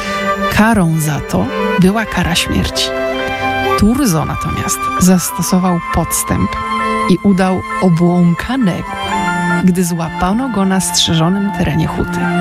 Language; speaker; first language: Polish; native; Polish